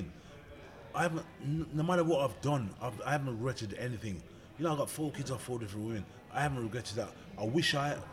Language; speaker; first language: English; native; English